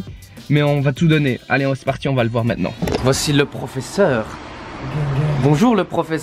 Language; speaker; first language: French; native; French